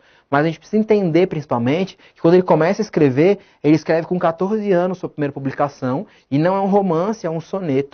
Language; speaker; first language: Portuguese; native; Portuguese